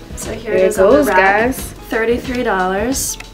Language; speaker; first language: English; native; English